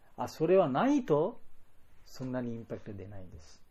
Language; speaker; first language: Japanese; non-native, learner; Bangla